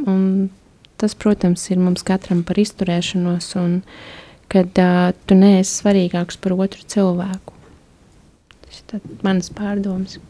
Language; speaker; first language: Latvian; non-native, fluent; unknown